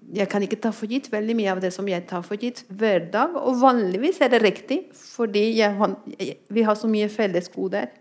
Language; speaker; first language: Norwegian; non-native, fluent; Spanish